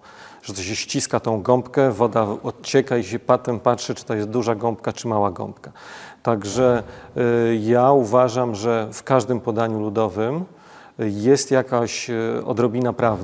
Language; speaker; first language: Polish; native; Polish